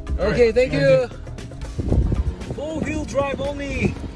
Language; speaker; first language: English; non-native, learner; Korean